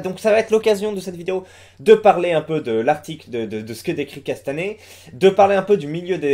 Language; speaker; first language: French; native; French